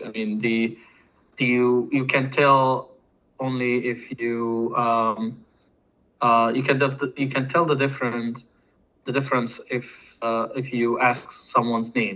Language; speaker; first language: English; non-native, fluent; Arabic